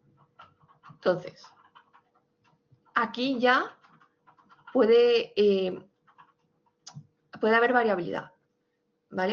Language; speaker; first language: Spanish; native; Spanish